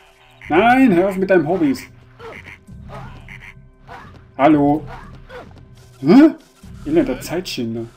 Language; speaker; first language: German; native; German